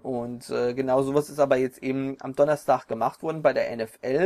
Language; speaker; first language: German; native; German